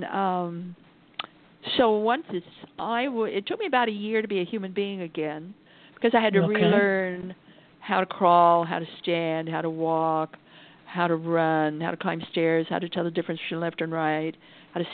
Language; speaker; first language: English; native; English